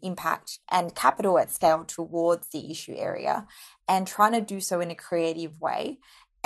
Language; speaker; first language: English; native; English